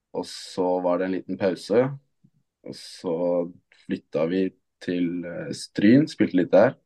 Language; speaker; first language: Norwegian; native; Norwegian